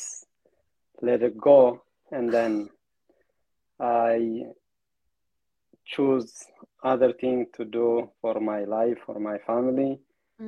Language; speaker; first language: English; non-native, fluent; Amharic